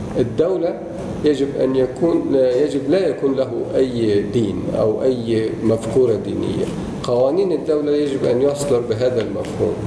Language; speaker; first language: Arabic; non-native, fluent; Turkish